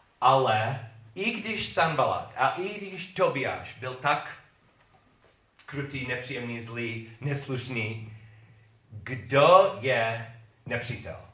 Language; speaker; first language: Czech; non-native, learner; English